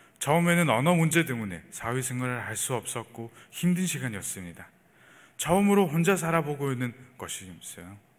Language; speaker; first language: Korean; non-native, fluent; Mongolian